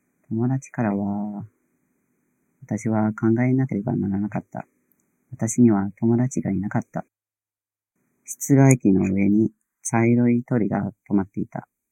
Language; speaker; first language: Japanese; non-native, fluent; English